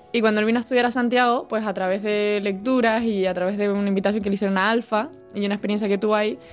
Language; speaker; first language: Spanish; native; Spanish